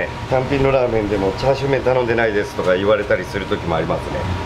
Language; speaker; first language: Japanese; native; Japanese